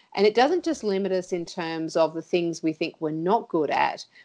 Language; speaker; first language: English; native; English